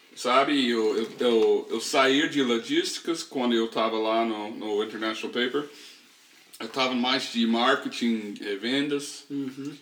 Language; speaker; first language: Portuguese; non-native, learner; English